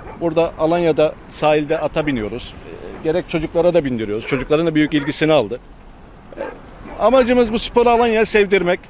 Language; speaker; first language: Turkish; native; Turkish